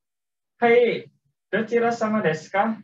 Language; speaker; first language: Japanese; non-native, learner; Indonesian